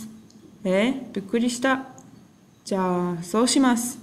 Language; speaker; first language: Japanese; non-native, learner; English